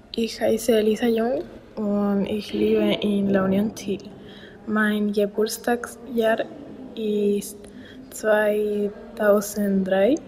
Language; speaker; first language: German; non-native, learner; Spanish